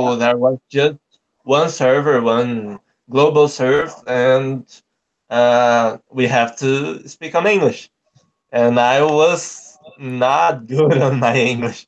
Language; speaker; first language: English; non-native, learner; Portuguese